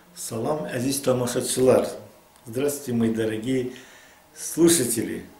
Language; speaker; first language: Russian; native; Russian